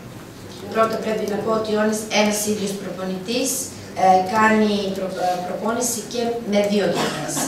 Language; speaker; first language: Greek; non-native, fluent; Serbian